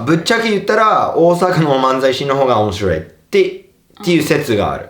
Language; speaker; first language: Japanese; non-native, fluent; English